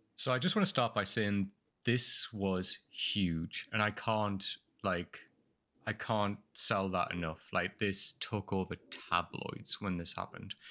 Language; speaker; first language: English; native; English